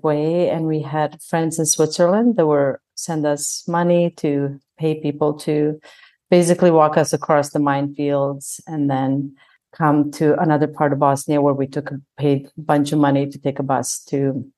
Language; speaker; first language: English; non-native, fluent; Bosnian